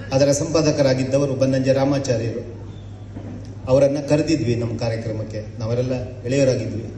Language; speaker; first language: Kannada; native; Kannada